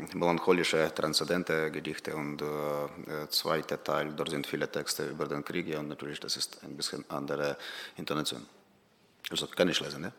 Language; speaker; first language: German; non-native, learner; Ukrainian